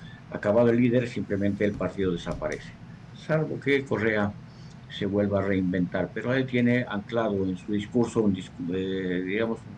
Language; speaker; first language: Spanish; native; Spanish